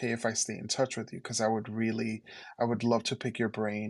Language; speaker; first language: English; early bilingual, other home language; Spanish